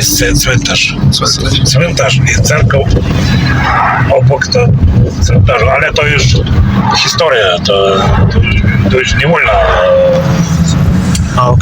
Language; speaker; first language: Polish; non-native, learner; Ukrainian